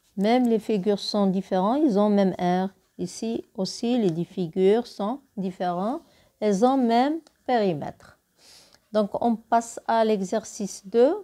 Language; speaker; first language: French; non-native, local second language; Arabic